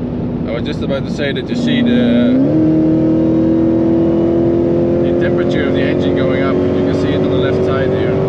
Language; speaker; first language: English; non-native, fluent; Dutch